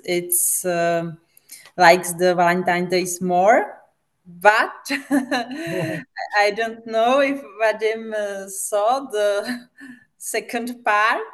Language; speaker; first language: English; non-native, fluent; Czech